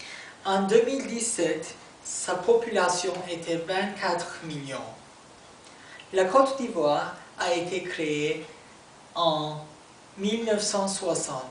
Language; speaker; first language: French; non-native, learner; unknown